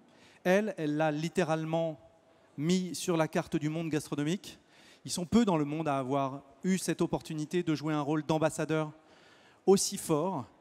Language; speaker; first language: French; native; French